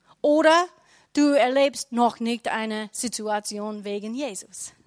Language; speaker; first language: German; non-native, learner; English